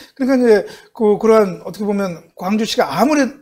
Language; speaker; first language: Korean; native; Korean